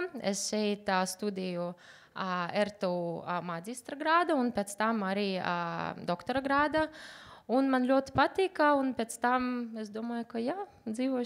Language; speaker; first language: Latvian; non-native, learner; Uzbek